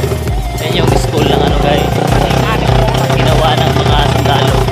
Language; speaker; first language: Filipino; non-native, local second language; Cebuano